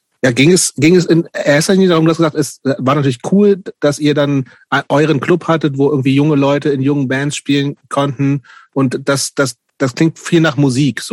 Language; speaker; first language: German; native; German